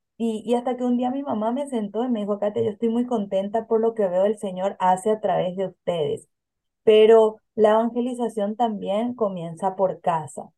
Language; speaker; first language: Spanish; native; Spanish